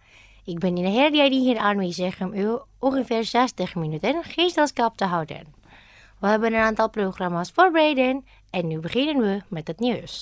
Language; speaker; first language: Dutch; non-native, fluent; Indonesian